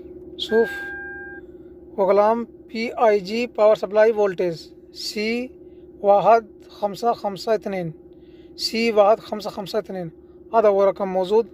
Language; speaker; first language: Arabic; non-native, learner; Urdu